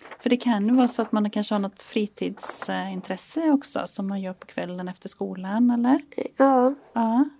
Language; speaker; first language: Swedish; native; Swedish